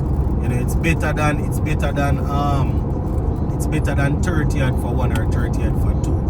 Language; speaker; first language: English; native; English